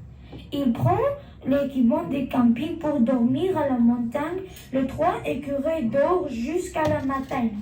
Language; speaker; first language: French; non-native, learner; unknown